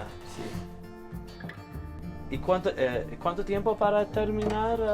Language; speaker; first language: Spanish; non-native, learner; English